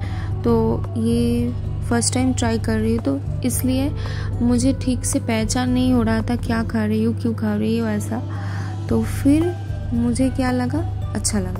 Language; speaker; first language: Hindi; non-native, local second language; Bangla